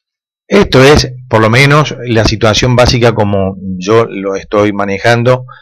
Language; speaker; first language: Spanish; native; Spanish